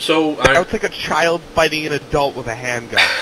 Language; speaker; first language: English; native; English